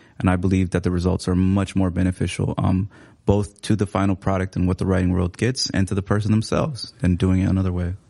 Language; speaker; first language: English; early bilingual, other home language; Somali